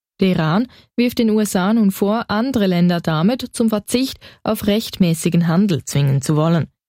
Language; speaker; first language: German; native; German